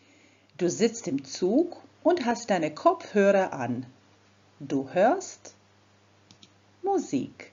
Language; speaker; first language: German; non-native, fluent; Croatian